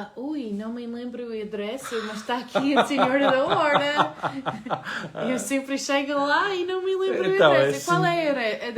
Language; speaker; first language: Portuguese; non-native, learner; English